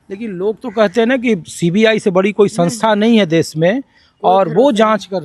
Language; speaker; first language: Hindi; native; Hindi